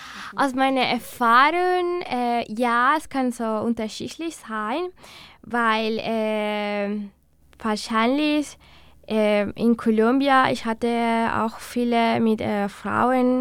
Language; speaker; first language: German; non-native, learner; Spanish